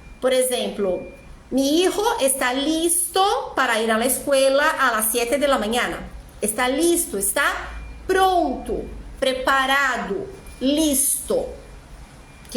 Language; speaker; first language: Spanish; non-native, fluent; Portuguese